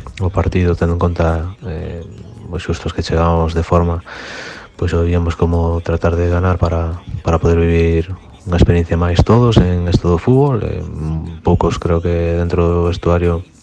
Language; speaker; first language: Galician; non-native, local second language; Spanish